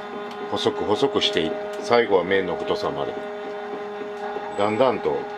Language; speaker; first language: Japanese; native; Japanese